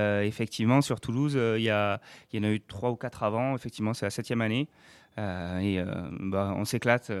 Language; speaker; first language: French; native; French